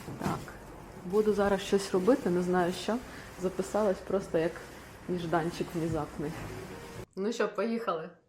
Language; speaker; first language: Ukrainian; non-native, local second language; Russian